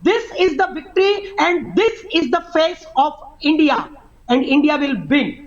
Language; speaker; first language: English; non-native, local second language; Gujarati